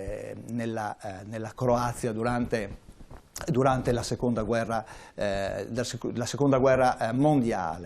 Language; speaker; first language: Italian; native; Italian